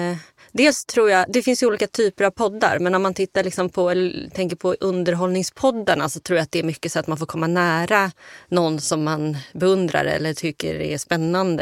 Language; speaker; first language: Swedish; native; Swedish